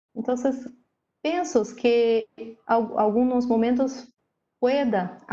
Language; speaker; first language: Spanish; non-native, learner; Portuguese